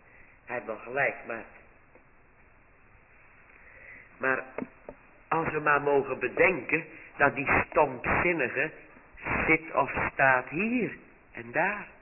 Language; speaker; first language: Dutch; native; Dutch